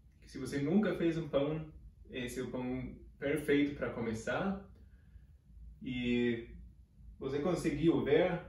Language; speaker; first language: Portuguese; non-native, fluent; German